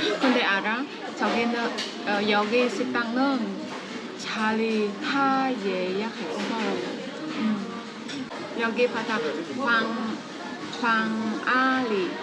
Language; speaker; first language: Korean; non-native, learner; Vietnamese